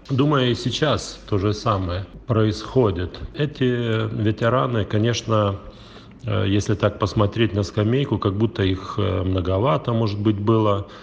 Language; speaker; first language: Russian; non-native, local second language; Lithuanian